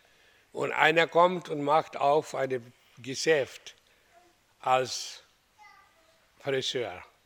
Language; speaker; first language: German; non-native, learner; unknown